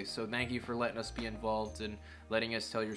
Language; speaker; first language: English; native; English